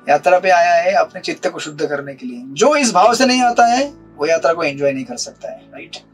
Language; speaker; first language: Hindi; non-native, local second language; Marathi